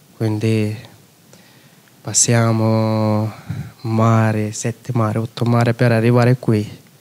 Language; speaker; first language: Italian; non-native, fluent; Urdu